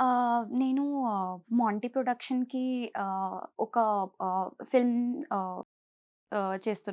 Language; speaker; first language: Telugu; non-native, learner; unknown